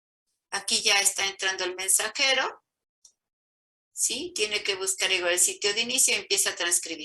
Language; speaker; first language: Spanish; native; Spanish